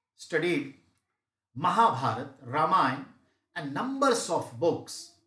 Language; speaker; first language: English; non-native, local second language; Hindi